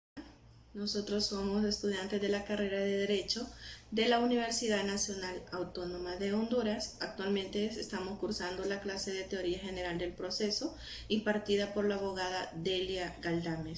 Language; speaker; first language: Spanish; native; Spanish